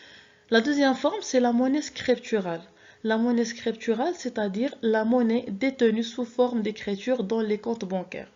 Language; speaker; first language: French; non-native, local second language; Arabic